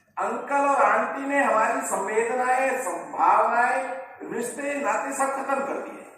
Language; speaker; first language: Hindi; native; Hindi